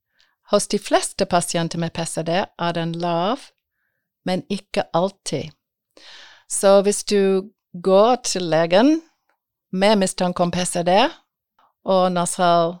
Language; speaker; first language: Norwegian; non-native, fluent; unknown